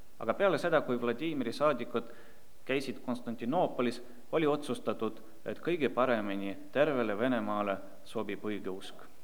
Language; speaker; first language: Estonian; non-native, local second language; Russian